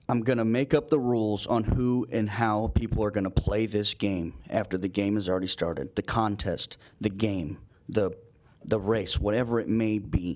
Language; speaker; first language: English; native; English